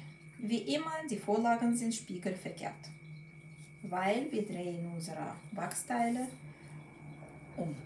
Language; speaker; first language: German; non-native, fluent; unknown